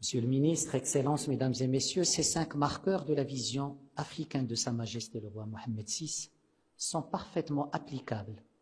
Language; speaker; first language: French; non-native, local second language; Arabic